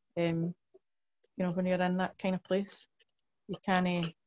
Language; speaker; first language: English; native; English